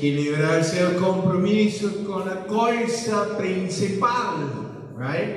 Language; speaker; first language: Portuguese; non-native, learner; English